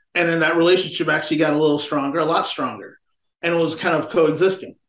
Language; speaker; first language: English; native; English